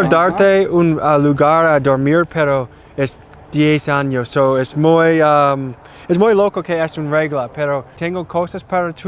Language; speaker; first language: Spanish; non-native, learner; English